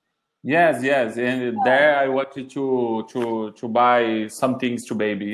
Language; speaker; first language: English; non-native, learner; Portuguese